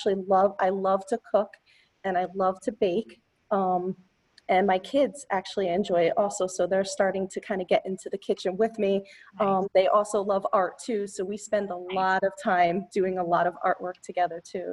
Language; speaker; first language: English; native; English